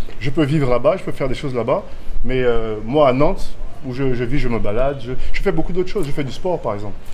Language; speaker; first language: French; native; French